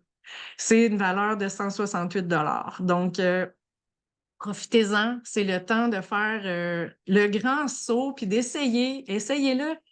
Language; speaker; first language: French; native; French